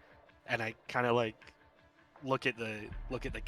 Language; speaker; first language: English; native; English